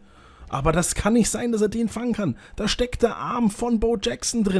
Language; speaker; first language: German; native; German